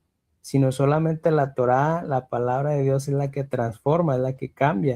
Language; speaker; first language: Spanish; native; Spanish